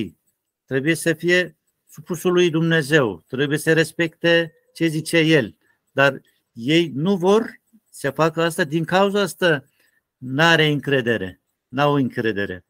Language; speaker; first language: Romanian; non-native, learner; Turkish